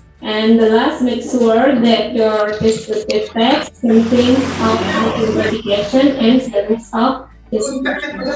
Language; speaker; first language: English; non-native, learner; Indonesian